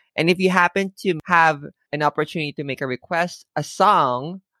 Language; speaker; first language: English; non-native, local second language; Filipino